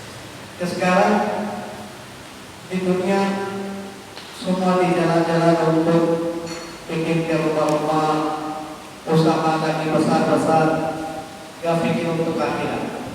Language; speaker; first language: Indonesian; non-native, learner; Urdu